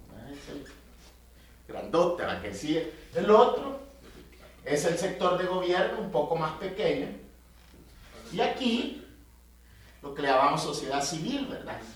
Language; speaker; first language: Spanish; native; Spanish